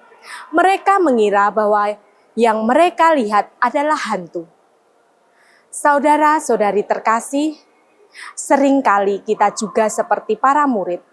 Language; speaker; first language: Indonesian; native; Indonesian